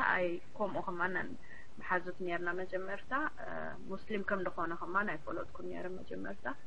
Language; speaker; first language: Tigrinya; early bilingual, heritage; Tigrinya